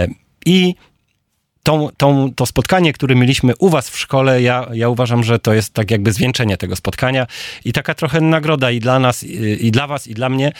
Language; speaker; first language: Polish; native; Polish